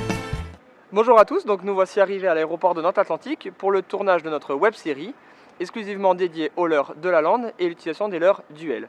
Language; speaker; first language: French; native; French